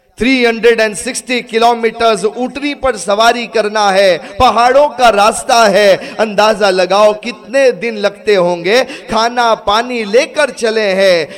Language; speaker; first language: Urdu; early bilingual, heritage; Urdu